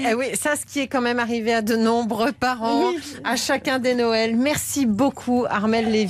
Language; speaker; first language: French; native; French